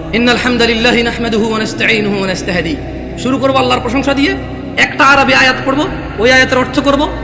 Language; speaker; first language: Bangla; early bilingual, heritage; Bangla